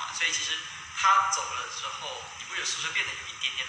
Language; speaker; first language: Chinese; native; Chinese